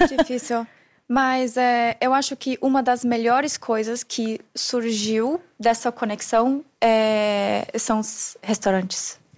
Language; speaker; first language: Portuguese; non-native, fluent; German